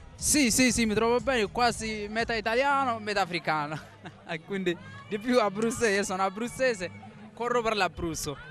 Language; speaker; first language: Italian; non-native, learner; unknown